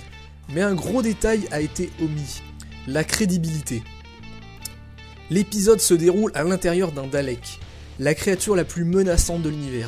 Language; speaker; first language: French; native; French